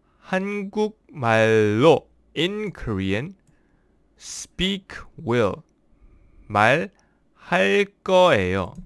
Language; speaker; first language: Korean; non-native, learner; English